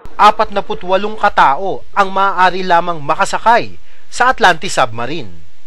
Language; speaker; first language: Filipino; native; Filipino